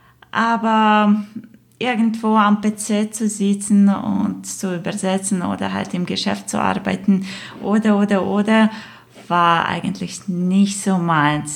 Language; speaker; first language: German; non-native, fluent; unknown